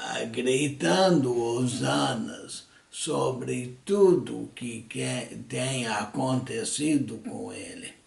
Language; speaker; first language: Portuguese; early bilingual, other home language; English